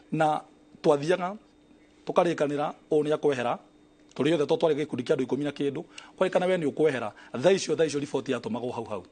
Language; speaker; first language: Kikuyu; native; Kikuyu